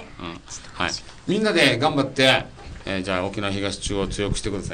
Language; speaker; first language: Japanese; native; Japanese